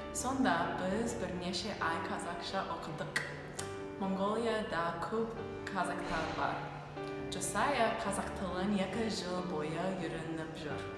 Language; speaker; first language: Kazakh; non-native, learner; English